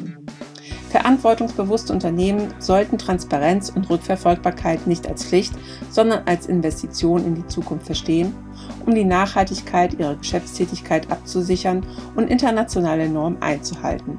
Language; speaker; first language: German; native; German